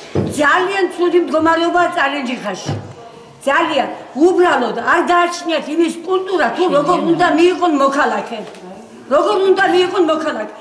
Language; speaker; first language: Georgian; native; Georgian